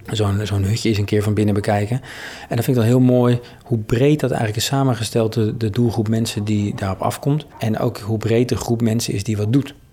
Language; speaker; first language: Dutch; native; Dutch